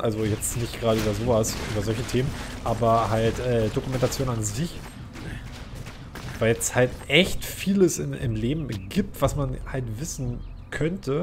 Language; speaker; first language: German; native; German